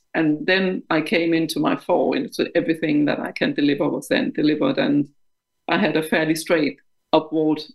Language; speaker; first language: English; non-native, fluent; Danish